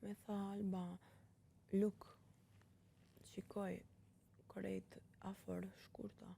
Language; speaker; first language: Albanian; early bilingual, heritage; Albanian